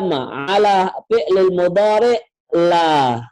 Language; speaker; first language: Arabic; non-native, fluent; Indonesian